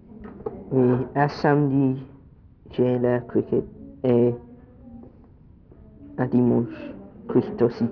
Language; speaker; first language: French; non-native, learner; English